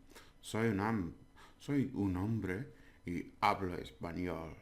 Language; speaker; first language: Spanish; non-native, learner; English